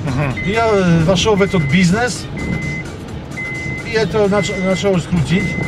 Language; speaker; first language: Russian; non-native, learner; Polish